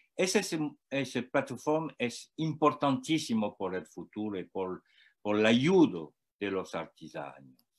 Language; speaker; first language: Spanish; non-native, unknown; French